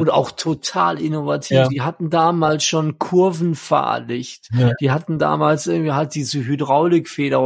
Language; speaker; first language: German; native; German